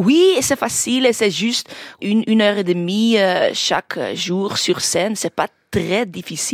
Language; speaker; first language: French; non-native, local second language; Dutch